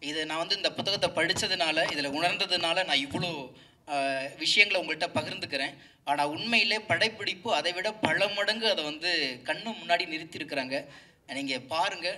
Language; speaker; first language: Tamil; native; Tamil